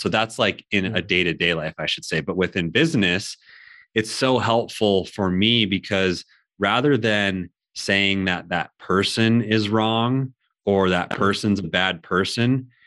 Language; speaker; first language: English; native; English